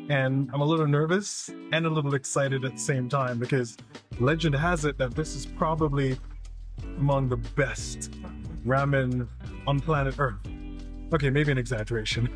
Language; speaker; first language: English; native; English